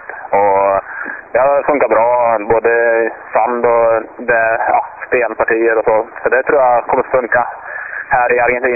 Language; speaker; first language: Swedish; native; Swedish